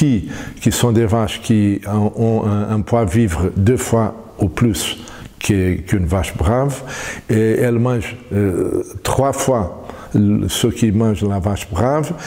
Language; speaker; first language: French; non-native, fluent; Portuguese